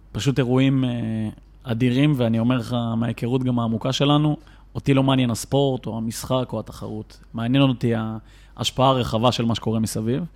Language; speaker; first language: Hebrew; native; Hebrew